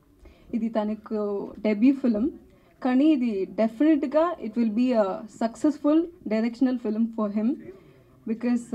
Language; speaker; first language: Telugu; non-native, learner; Tamil